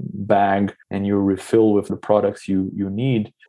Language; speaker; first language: English; non-native, fluent; Portuguese